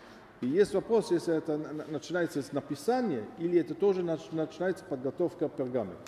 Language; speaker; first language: Russian; non-native, learner; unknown